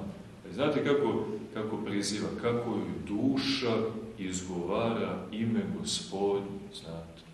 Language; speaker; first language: Serbian; native; Serbian